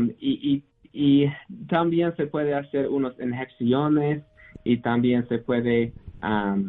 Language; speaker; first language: Spanish; non-native, learner; English